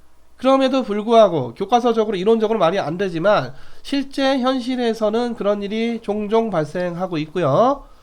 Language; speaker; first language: Korean; native; Korean